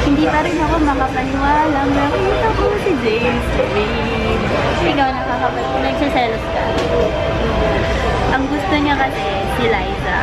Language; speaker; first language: Filipino; native; Filipino